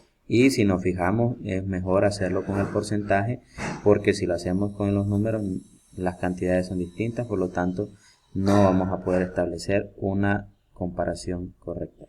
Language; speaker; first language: Spanish; native; Spanish